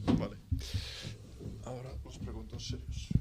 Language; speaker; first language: Spanish; non-native, learner; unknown